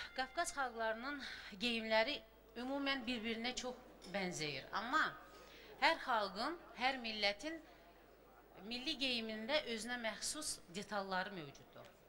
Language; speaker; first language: Azerbaijani; non-native, local second language; Avaric